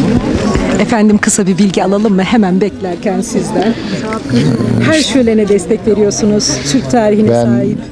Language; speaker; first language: Turkish; native; Turkish